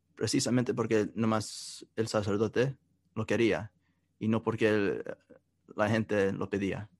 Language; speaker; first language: Spanish; non-native, fluent; English